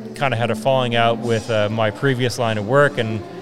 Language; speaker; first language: English; native; English